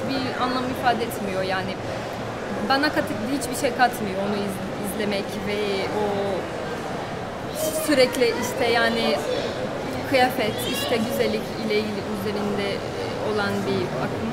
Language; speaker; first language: Turkish; non-native, fluent; Portuguese